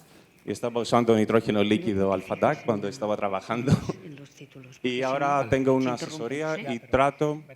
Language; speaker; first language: Spanish; non-native, fluent; Greek